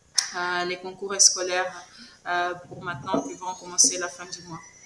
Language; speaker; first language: French; non-native, fluent; Portuguese